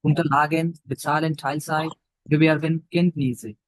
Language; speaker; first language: German; non-native, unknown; Bangla